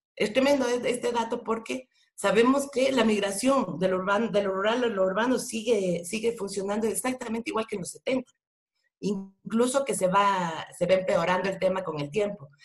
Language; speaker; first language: Spanish; native; Spanish